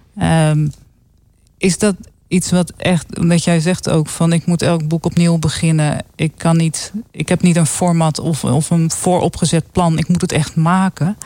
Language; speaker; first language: Dutch; native; Dutch